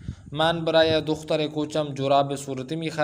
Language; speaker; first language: Persian; non-native, fluent; Urdu